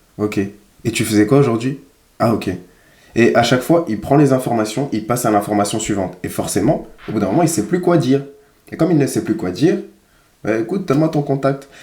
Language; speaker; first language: French; native; French